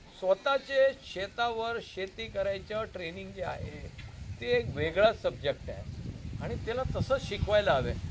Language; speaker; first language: Marathi; non-native, local second language; Gujarati